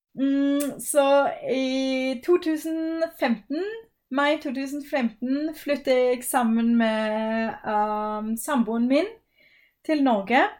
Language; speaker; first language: Norwegian; non-native, fluent; German